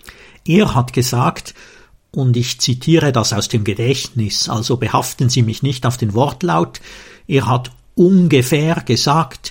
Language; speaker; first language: German; native; German